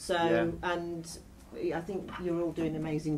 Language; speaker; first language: English; native; English